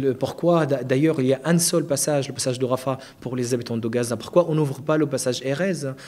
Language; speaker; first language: French; non-native, fluent; Arabic